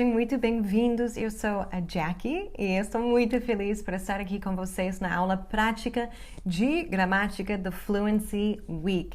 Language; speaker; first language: Portuguese; non-native, fluent; English